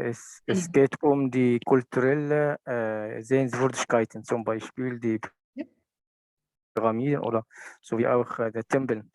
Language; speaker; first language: German; non-native, fluent; Arabic